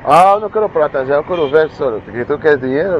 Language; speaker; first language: Spanish; non-native, learner; English